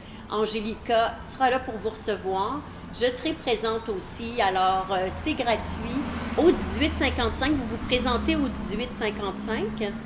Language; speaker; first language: French; native; French